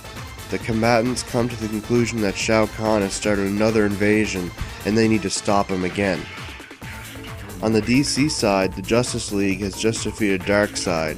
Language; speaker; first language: English; native; English